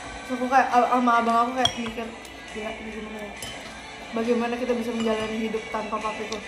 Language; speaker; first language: Indonesian; native; Indonesian